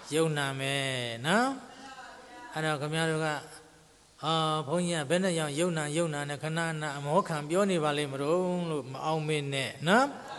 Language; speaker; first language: Burmese; native; Burmese